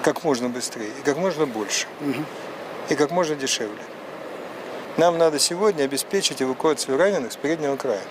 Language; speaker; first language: Russian; native; Russian